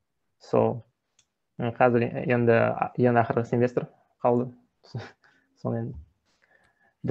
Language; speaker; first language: Kazakh; non-native, local second language; Russian